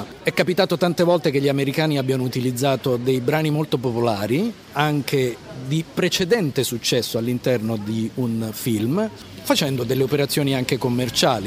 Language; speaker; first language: Italian; native; Italian